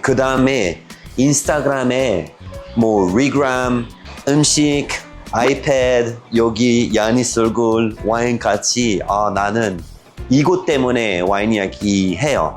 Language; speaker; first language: Korean; non-native, learner; French